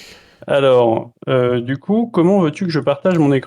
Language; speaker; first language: French; native; French